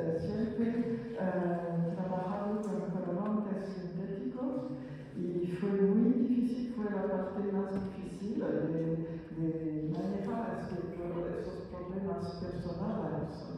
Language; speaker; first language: Spanish; non-native, fluent; French